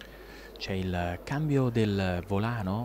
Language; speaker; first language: Italian; native; Italian